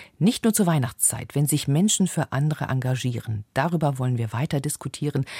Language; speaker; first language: German; native; German